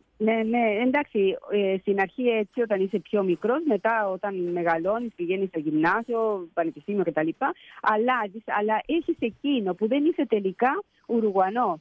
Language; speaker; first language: Greek; early bilingual, heritage; Spanish